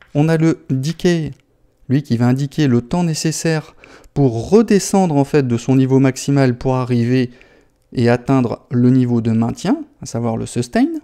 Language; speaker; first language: French; native; French